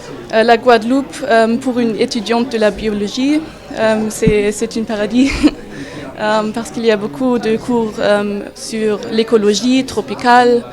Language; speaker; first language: French; non-native, fluent; German